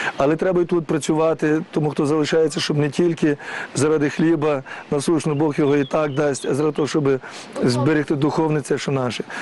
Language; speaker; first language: Ukrainian; native; Ukrainian